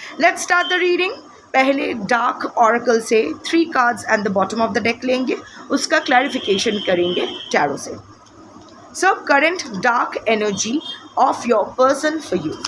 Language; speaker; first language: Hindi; non-native, local second language; Bangla